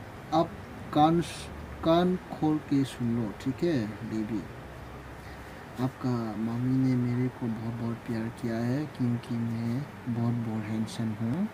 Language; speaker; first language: Hindi; non-native, local second language; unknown